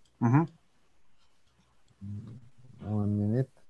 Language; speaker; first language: English; non-native, learner; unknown